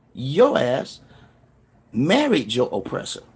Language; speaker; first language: English; native; English